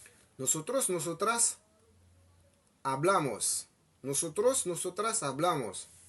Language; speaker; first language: Spanish; non-native, fluent; Haitian Creole